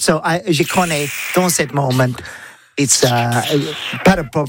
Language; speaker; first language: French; non-native, learner; English